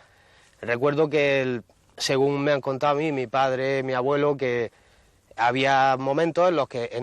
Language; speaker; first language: Spanish; native; Spanish